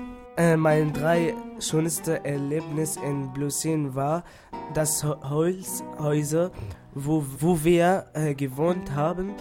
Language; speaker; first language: German; non-native, learner; French